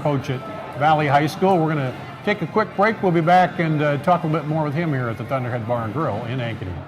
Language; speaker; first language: English; native; English